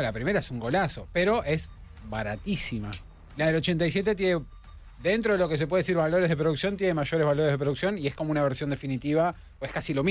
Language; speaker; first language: Spanish; native; Spanish